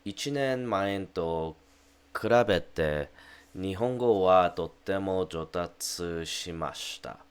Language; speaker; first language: Japanese; non-native, learner; English